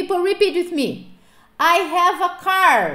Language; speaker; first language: English; non-native, fluent; Portuguese